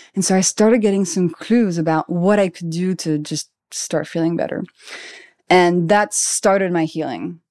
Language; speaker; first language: English; non-native, fluent; French